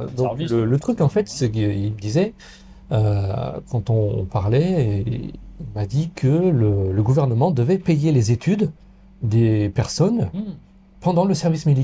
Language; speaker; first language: French; native; French